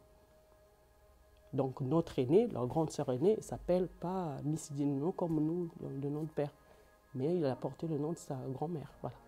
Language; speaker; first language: French; non-native, local second language; Lingala